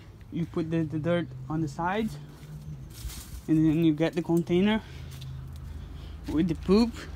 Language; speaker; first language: English; non-native, fluent; Portuguese